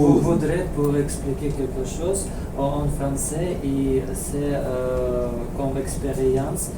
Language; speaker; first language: French; non-native, learner; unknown